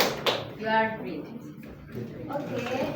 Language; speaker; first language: English; non-native, learner; Indonesian